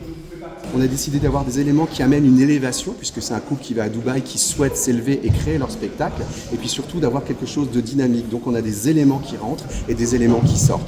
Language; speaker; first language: French; native; French